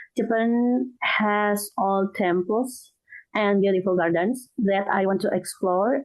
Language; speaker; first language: English; non-native, learner; Indonesian